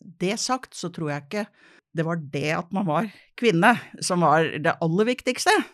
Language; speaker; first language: Norwegian; native; Norwegian